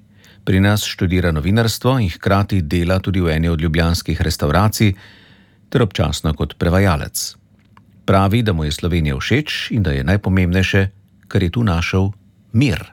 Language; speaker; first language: Slovenian; native; Slovenian